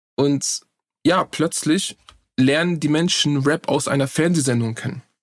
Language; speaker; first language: German; native; German